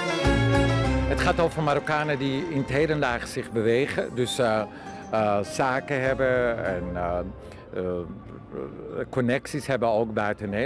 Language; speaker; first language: Dutch; early bilingual, other home language; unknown